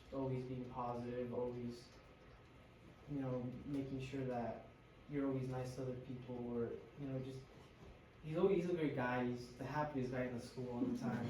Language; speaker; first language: English; early bilingual, other home language; Spanish